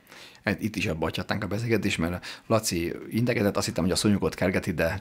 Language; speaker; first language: Hungarian; native; Hungarian